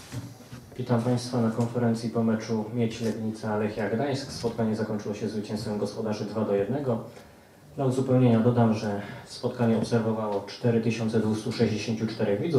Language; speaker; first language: Polish; native; Polish